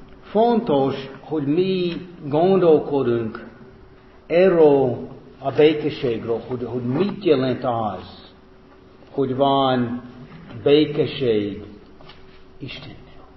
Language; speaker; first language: Hungarian; non-native, fluent; English